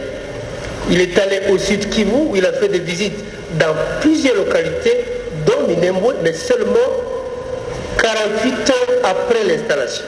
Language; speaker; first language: French; non-native, local second language; Kinyarwanda